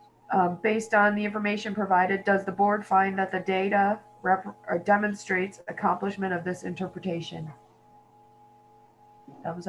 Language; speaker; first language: English; native; English